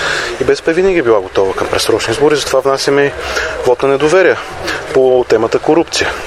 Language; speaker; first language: Bulgarian; native; Bulgarian